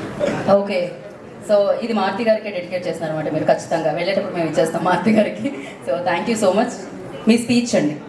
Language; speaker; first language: Telugu; native; Telugu